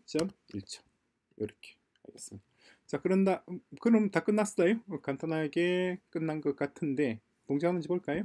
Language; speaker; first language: Korean; native; Korean